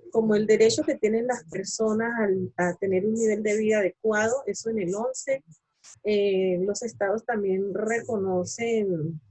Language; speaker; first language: Spanish; native; Spanish